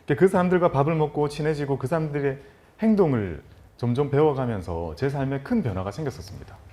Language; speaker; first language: Korean; native; Korean